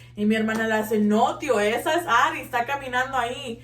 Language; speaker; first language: Spanish; early bilingual, heritage; Spanish